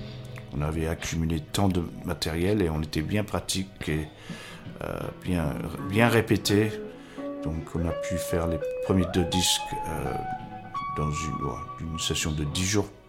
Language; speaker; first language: French; early bilingual, heritage; English